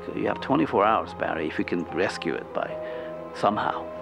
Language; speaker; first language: English; non-native, fluent; Persian